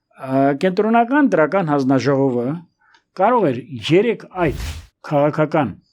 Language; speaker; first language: Armenian; native; Armenian